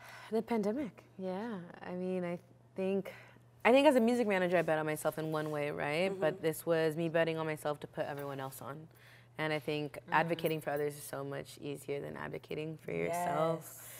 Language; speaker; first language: English; early bilingual, other home language; Spanish